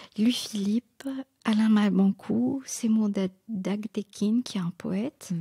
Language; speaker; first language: French; non-native, local second language; Morisyen